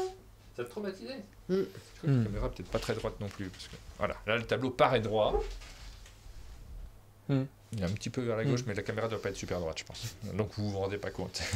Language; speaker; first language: French; native; French